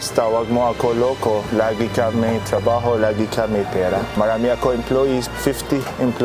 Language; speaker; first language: Filipino; non-native, learner; Arabic